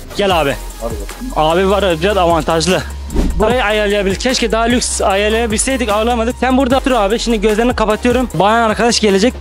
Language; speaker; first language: Turkish; native; Turkish